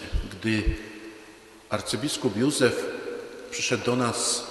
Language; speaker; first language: Polish; native; Polish